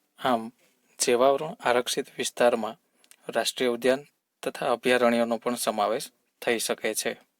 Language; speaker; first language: Gujarati; native; Gujarati